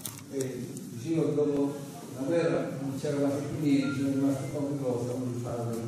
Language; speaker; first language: Italian; native; Italian